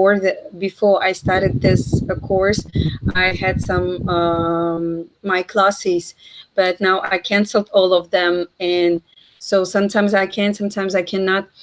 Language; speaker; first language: English; non-native, fluent; Russian